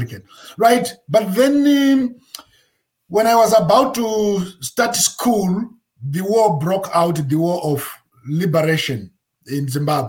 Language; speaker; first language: English; non-native, local second language; Shona